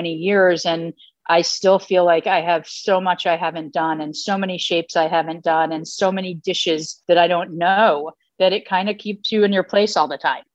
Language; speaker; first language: English; native; English